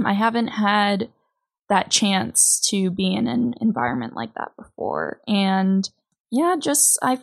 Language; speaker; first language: English; native; English